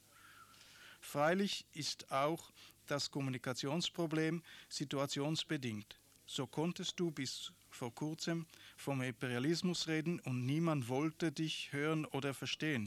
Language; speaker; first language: German; non-native, fluent; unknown